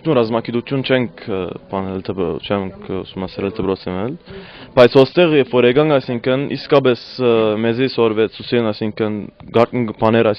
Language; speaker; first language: Armenian; early bilingual, heritage; Armenian